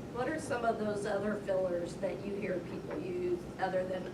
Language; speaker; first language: English; native; English